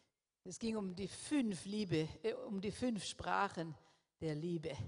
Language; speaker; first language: German; non-native, fluent; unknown